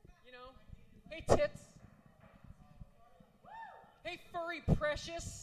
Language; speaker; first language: English; early bilingual, other home language; Italian